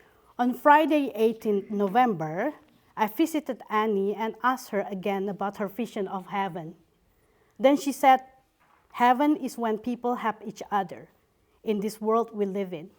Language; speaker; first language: English; non-native, fluent; Indonesian